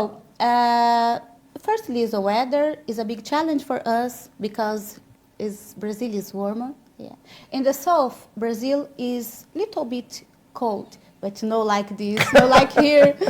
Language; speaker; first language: English; non-native, learner; Portuguese